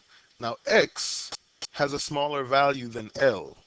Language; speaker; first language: English; native; English